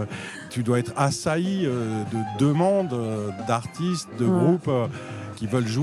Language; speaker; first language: French; native; French